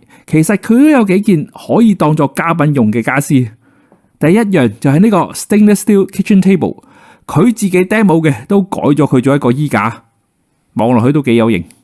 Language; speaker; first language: Cantonese; native; Cantonese